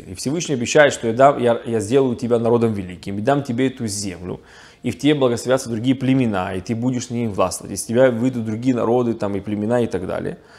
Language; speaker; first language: Russian; early bilingual, heritage; Russian